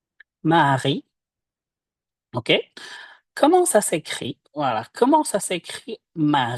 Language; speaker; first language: French; non-native, fluent; Indonesian